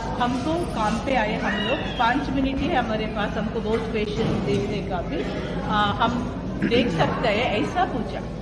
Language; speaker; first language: Hindi; non-native, local second language; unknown